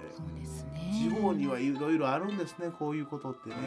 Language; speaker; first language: Japanese; native; Japanese